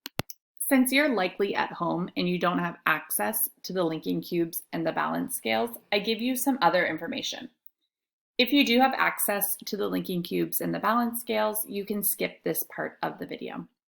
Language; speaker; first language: English; native; English